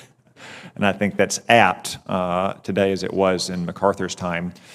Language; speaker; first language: English; native; English